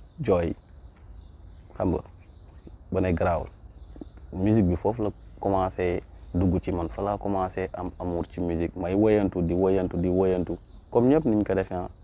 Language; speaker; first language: Wolof; non-native, local second language; Mandingo